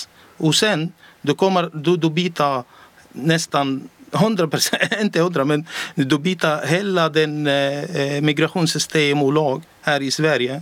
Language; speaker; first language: Swedish; non-native, learner; Arabic